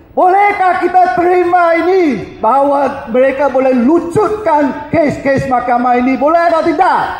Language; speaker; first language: Malay; non-native, local second language; Chinese